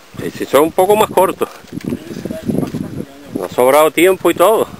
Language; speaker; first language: Spanish; native; Spanish